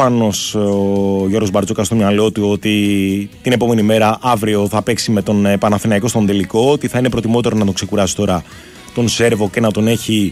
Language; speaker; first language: Greek; native; Greek